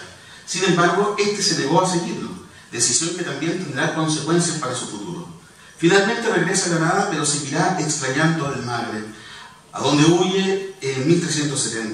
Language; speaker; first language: Spanish; native; Spanish